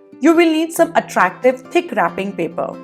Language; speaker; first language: English; non-native, local second language; Hindi